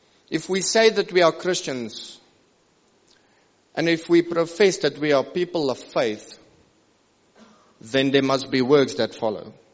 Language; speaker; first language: English; non-native, local second language; Afrikaans